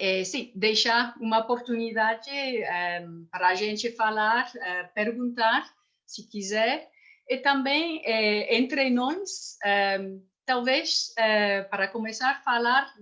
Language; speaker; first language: Portuguese; non-native, fluent; English